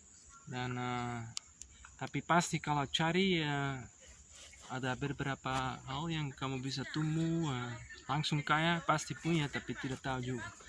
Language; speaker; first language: Indonesian; non-native, learner; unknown